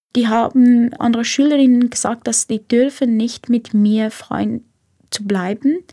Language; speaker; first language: German; non-native, fluent; Persian